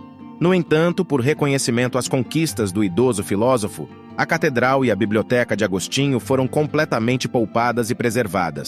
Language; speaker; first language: Portuguese; native; Portuguese